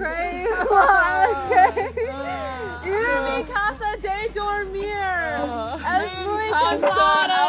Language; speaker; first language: Spanish; non-native, learner; English